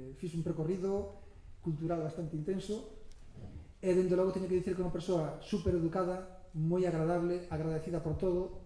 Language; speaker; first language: Galician; native; Galician